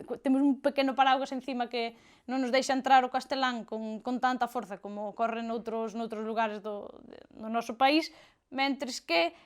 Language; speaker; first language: Galician; native; Galician